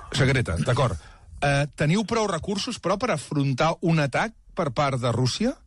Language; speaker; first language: Catalan; native; Catalan